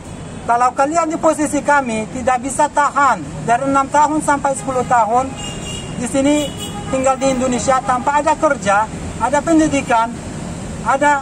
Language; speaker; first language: Indonesian; non-native, fluent; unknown